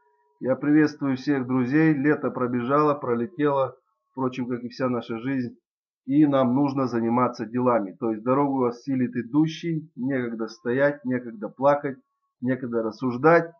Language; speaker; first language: Russian; native; Russian